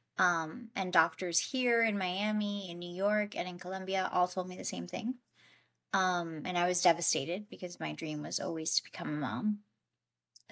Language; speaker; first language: English; native; English